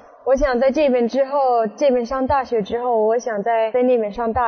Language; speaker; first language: Chinese; early bilingual, other home language; English